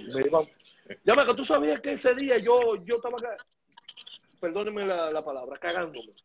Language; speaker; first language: Spanish; native; Spanish